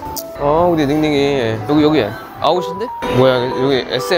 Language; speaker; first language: Korean; native; Korean